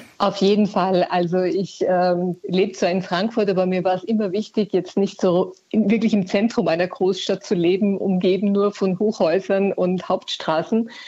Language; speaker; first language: German; native; German